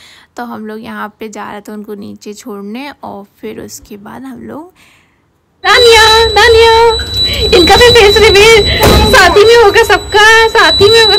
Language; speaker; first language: Hindi; native; Hindi